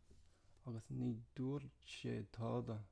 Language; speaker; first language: Irish; non-native, learner; English